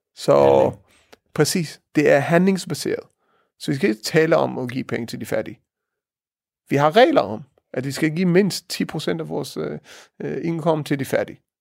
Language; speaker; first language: Danish; early bilingual, heritage; Danish